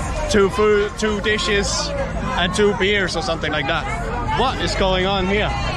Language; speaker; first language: English; non-native, fluent; Danish